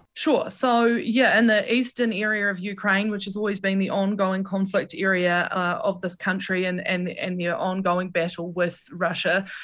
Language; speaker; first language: English; native; English